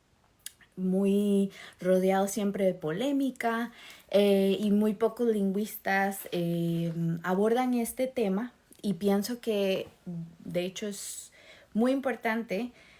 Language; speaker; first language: Spanish; native; Spanish